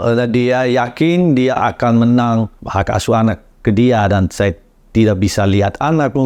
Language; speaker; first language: Indonesian; non-native, learner; Dutch